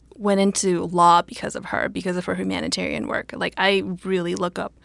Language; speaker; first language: English; native; English